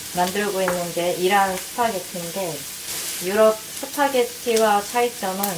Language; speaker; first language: Korean; native; Korean